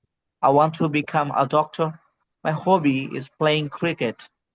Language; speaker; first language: English; non-native, fluent; Bangla